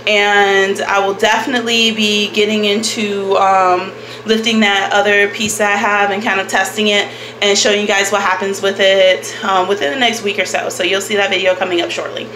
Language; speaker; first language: English; native; English